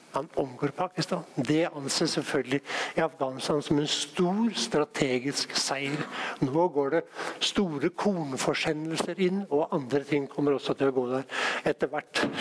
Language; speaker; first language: Norwegian; native; Norwegian